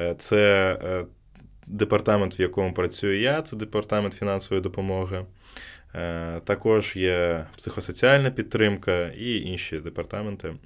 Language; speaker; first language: Ukrainian; non-native, local second language; Crimean Tatar